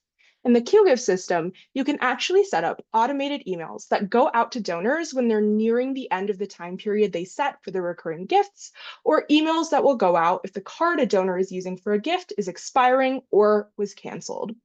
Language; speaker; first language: English; native; English